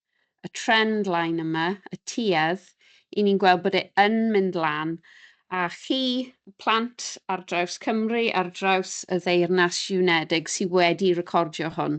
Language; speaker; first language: Welsh; non-native, local second language; English